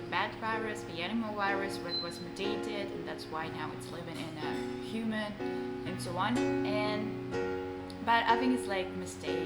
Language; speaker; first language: English; non-native, learner; Russian